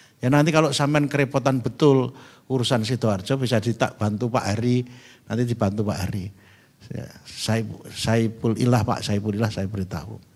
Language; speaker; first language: Indonesian; native; Indonesian